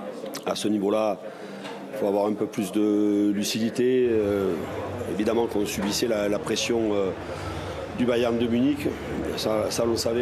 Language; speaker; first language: French; native; French